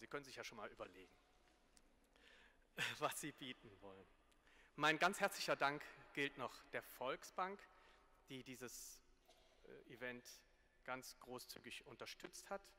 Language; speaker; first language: German; native; German